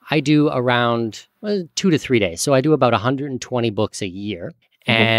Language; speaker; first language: English; native; English